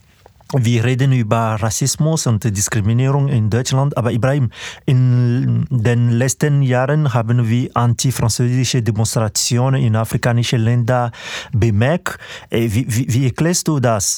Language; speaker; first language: German; non-native, fluent; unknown